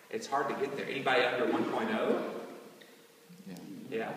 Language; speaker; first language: English; native; English